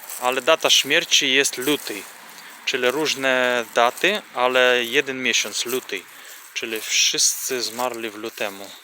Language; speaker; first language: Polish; non-native, fluent; Ukrainian